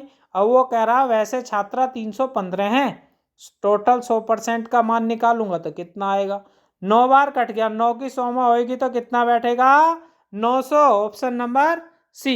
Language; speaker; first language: Hindi; native; Hindi